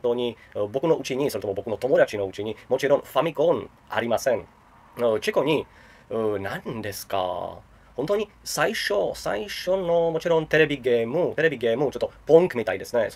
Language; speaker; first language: Japanese; non-native, learner; Czech